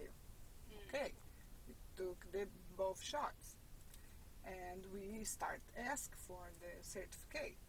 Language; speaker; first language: English; non-native, learner; Portuguese